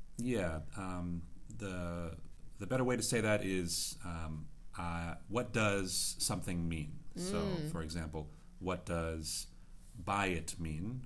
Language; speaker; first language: English; native; English